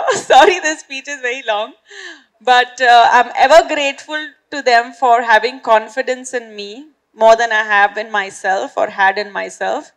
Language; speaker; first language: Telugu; non-native, fluent; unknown